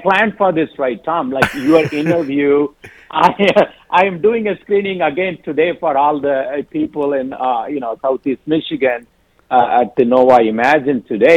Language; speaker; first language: English; non-native, local second language; Tamil